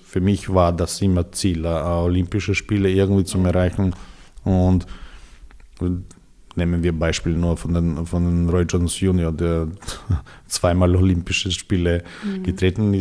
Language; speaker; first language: German; non-native, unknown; Serbian